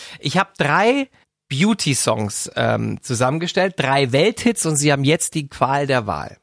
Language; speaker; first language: German; native; German